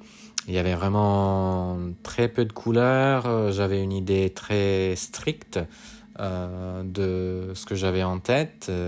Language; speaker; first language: French; non-native, fluent; Italian